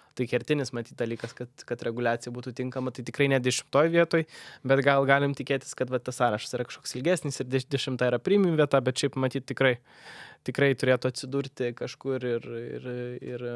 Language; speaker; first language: Lithuanian; non-native, local second language; Polish